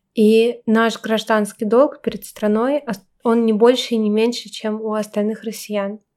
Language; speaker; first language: Russian; native; Russian